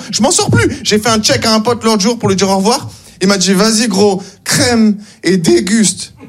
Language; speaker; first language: French; native; French